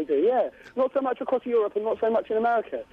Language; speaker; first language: English; native; English